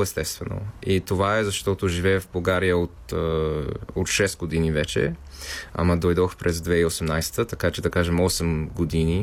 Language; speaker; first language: Bulgarian; non-native, fluent; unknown